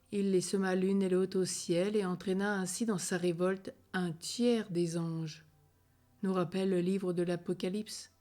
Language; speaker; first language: French; native; French